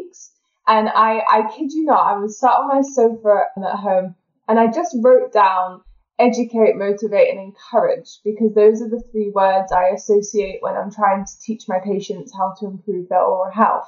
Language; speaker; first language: English; native; English